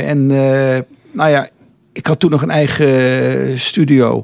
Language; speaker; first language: Dutch; native; Dutch